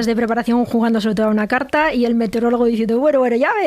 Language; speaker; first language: Spanish; native; Spanish